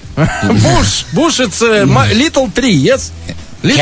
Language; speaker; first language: English; non-native, learner; Russian